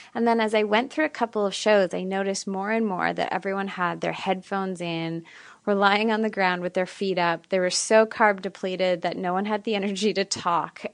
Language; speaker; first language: English; native; English